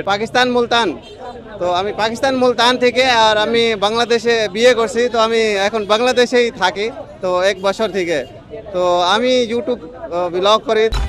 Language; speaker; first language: Bangla; non-native, learner; Urdu